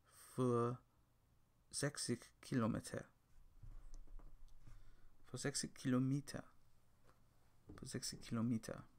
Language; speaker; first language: German; non-native, learner; English